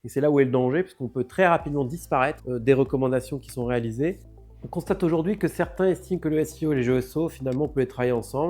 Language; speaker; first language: French; native; French